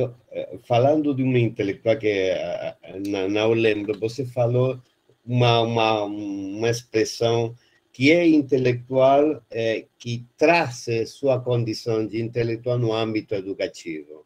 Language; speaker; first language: Portuguese; non-native, fluent; Spanish